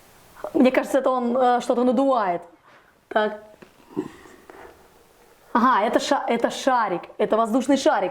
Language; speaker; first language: Russian; native; Russian